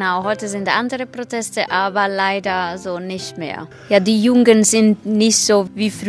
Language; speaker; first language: German; non-native, fluent; Italian